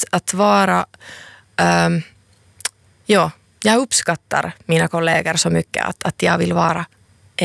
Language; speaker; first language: Swedish; non-native, local second language; Finnish